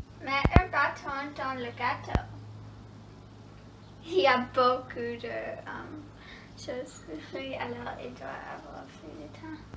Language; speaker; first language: French; non-native, learner; English